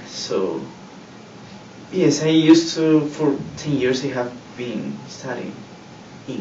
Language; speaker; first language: English; non-native, fluent; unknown